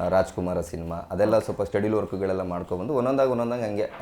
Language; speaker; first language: Kannada; native; Kannada